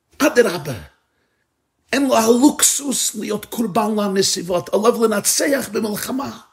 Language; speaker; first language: Hebrew; non-native, fluent; English